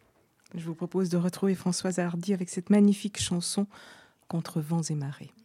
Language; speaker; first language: French; native; French